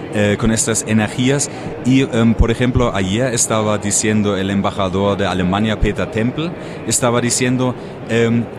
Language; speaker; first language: Spanish; non-native, fluent; German